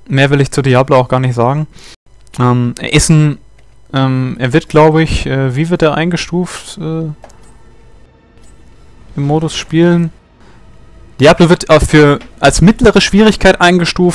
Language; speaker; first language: German; native; German